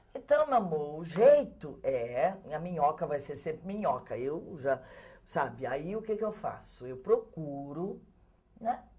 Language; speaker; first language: Portuguese; native; Portuguese